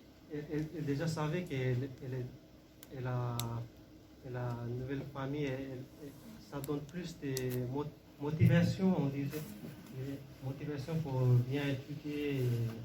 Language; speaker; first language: French; non-native, learner; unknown